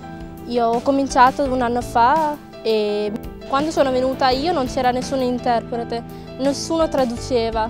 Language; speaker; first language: Italian; non-native, fluent; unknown